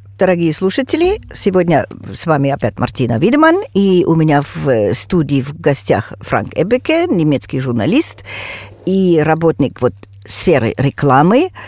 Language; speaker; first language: Russian; non-native, fluent; German